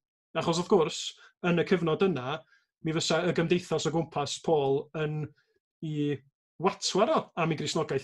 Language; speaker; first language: Welsh; native; Welsh